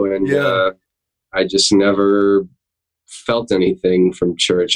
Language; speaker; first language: English; native; English